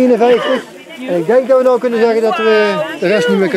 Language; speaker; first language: Dutch; native; Dutch